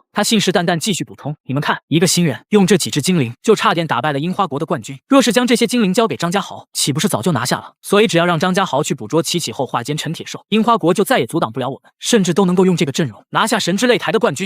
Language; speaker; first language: Chinese; native; Chinese